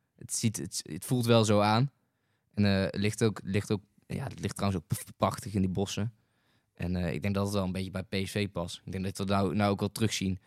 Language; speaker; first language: Dutch; native; Dutch